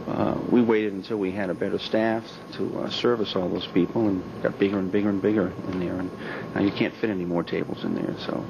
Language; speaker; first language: English; native; English